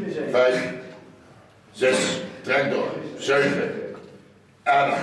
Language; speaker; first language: Dutch; native; Dutch